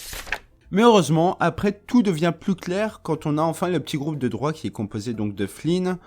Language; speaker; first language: French; native; French